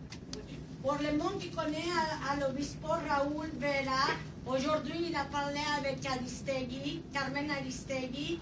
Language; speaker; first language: French; non-native, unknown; Spanish